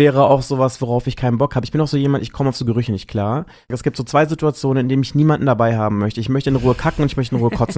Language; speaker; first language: German; native; German